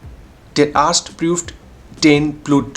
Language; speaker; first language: German; non-native, fluent; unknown